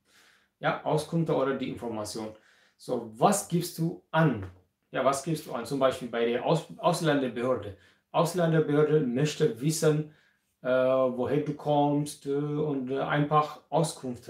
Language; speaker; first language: German; non-native, fluent; Amharic